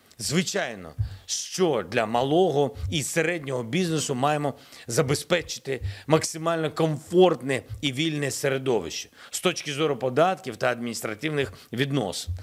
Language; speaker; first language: Ukrainian; non-native, local second language; Russian